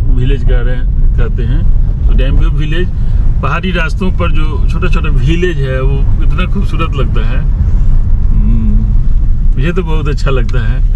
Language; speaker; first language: Hindi; native; Hindi